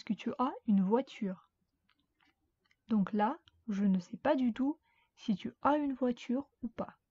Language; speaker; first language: French; non-native, fluent; Russian